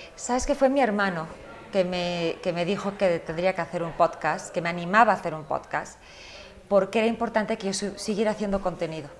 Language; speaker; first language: Spanish; early bilingual, heritage; Spanish